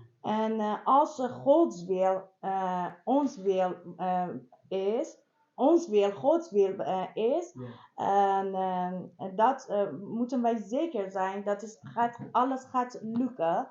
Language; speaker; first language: Dutch; non-native, learner; Persian